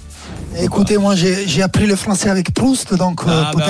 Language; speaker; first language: French; non-native, fluent; Italian